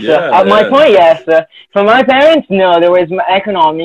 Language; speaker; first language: English; non-native, fluent; Filipino